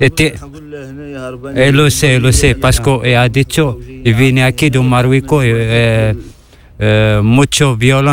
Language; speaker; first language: Spanish; non-native, learner; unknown